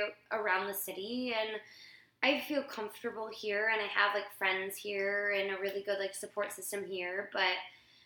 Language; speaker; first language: English; native; English